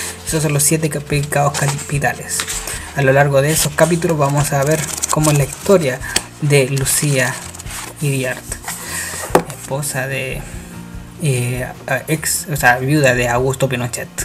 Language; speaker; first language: Spanish; native; Spanish